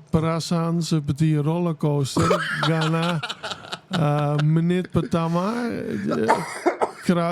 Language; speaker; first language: Indonesian; non-native, fluent; Dutch